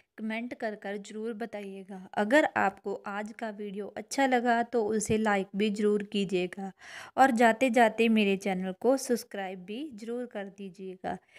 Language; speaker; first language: Hindi; non-native, local second language; Punjabi